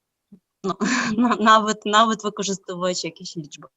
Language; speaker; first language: Polish; non-native, fluent; Ukrainian